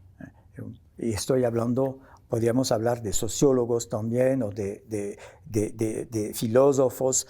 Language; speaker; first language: Spanish; non-native, fluent; French